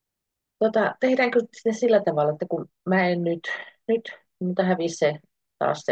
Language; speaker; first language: Finnish; native; Finnish